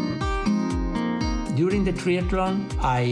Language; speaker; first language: English; non-native, learner; Italian